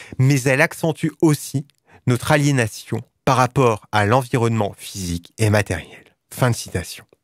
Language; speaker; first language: French; native; French